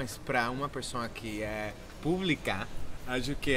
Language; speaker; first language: Portuguese; non-native, fluent; Spanish